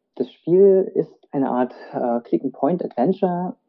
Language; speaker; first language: German; native; German